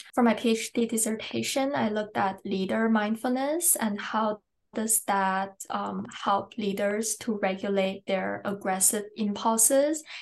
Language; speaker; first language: English; non-native, fluent; Chinese